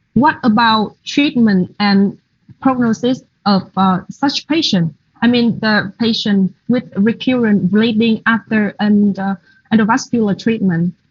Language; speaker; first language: English; non-native, fluent; Vietnamese